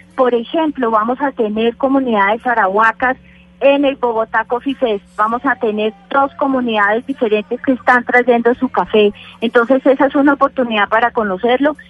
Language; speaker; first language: Spanish; native; Spanish